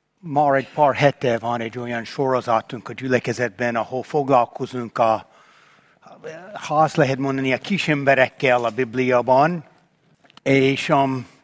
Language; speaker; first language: Hungarian; non-native, fluent; English